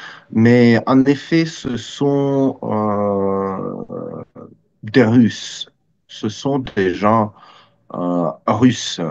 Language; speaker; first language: French; non-native, fluent; Russian